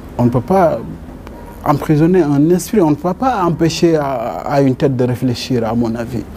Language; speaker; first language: French; non-native, local second language; Wolof